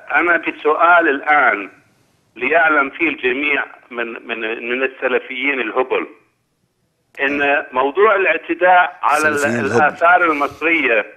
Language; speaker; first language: Arabic; native; Arabic